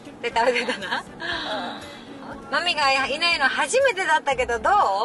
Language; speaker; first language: Japanese; native; Japanese